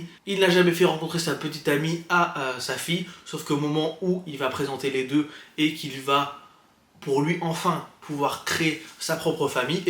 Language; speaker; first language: French; native; French